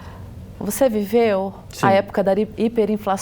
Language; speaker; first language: Portuguese; native; Portuguese